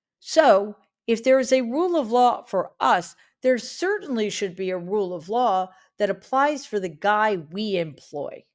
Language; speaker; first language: English; native; English